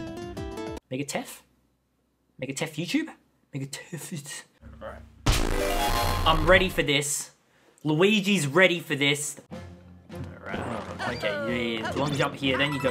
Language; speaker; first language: English; native; English